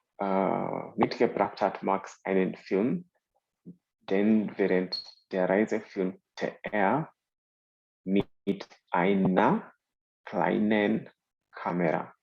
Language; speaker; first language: German; non-native, fluent; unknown